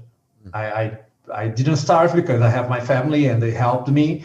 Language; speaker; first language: English; non-native, fluent; Portuguese